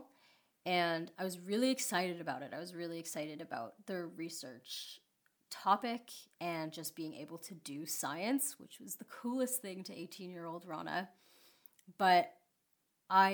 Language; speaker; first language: English; native; English